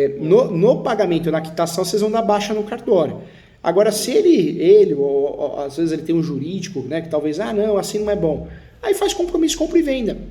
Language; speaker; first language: Portuguese; native; Portuguese